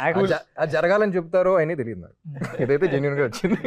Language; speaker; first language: Telugu; native; Telugu